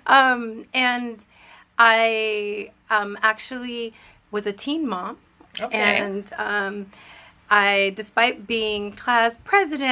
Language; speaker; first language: English; early bilingual, other home language; Spanish